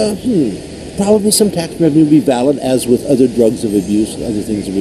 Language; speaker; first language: English; native; English